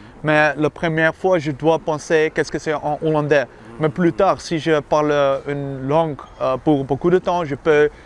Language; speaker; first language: French; non-native, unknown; Dutch